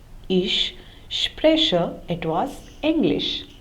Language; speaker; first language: German; non-native, fluent; Hindi